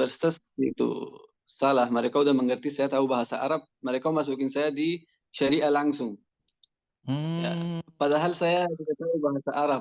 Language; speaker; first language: Indonesian; non-native, learner; Persian